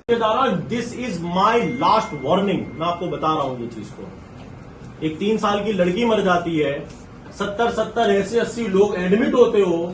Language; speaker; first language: Hindi; non-native, local second language; Gujarati